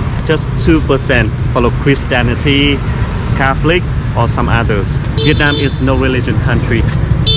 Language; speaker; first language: English; non-native, fluent; Vietnamese